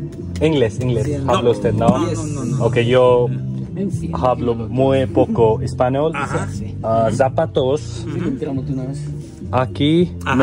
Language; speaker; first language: Spanish; non-native, learner; Hindi